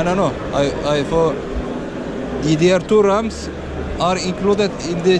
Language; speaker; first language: English; non-native, learner; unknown